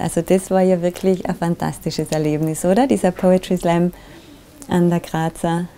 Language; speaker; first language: German; native; German